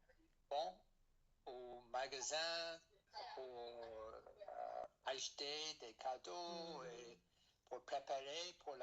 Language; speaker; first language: French; non-native, learner; English